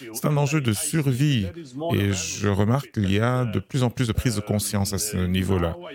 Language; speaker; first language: French; non-native, fluent; Slovenian